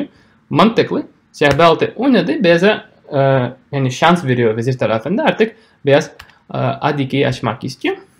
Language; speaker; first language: Turkish; non-native, fluent; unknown